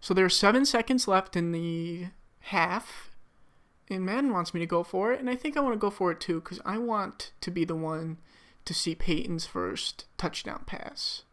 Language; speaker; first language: English; native; English